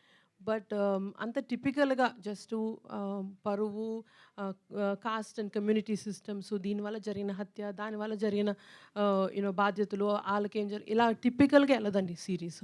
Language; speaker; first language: Telugu; native; Telugu